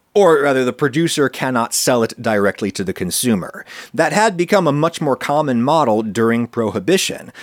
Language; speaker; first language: English; native; English